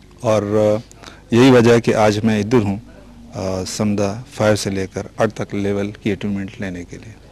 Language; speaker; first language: Urdu; non-native, local second language; Punjabi